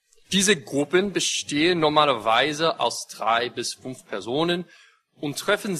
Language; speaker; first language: German; non-native, fluent; English